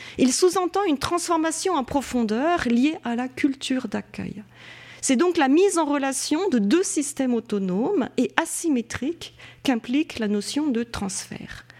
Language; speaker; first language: French; native; French